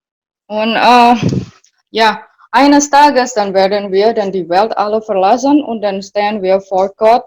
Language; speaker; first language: German; non-native, learner; Indonesian